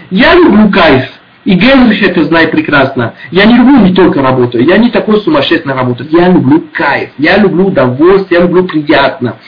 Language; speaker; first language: Russian; non-native, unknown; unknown